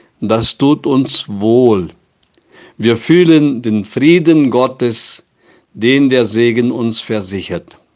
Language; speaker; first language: German; non-native, fluent; Portuguese